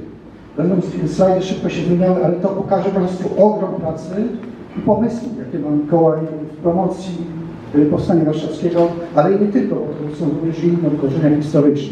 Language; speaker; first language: Polish; native; Polish